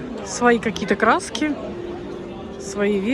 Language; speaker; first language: Russian; native; Russian